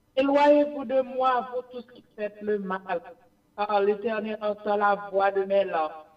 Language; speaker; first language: French; non-native, local second language; Haitian Creole